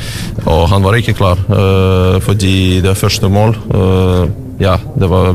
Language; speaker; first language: Norwegian; non-native, learner; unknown